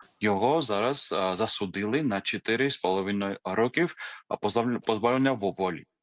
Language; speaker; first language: Ukrainian; non-native, fluent; Georgian